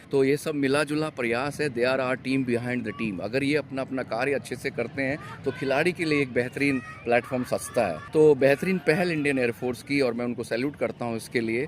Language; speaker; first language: Hindi; native; Hindi